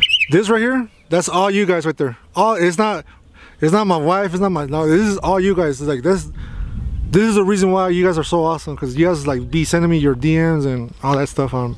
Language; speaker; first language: English; early bilingual, other home language; Spanish